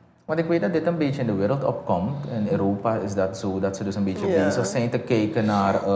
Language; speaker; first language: Dutch; native; Dutch